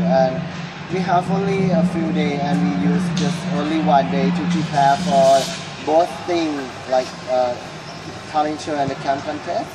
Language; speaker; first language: English; non-native, learner; Thai